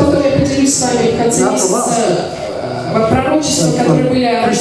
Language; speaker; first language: Russian; native; Russian